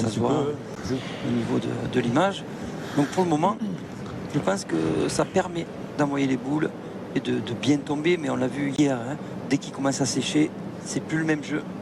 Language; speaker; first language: French; native; French